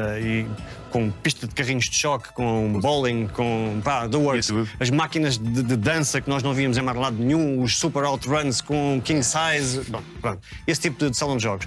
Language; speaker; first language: Portuguese; native; Portuguese